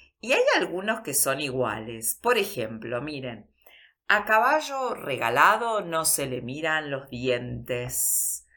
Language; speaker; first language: Spanish; early bilingual, heritage; Spanish